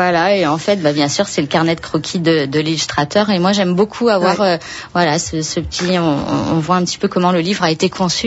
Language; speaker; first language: French; native; French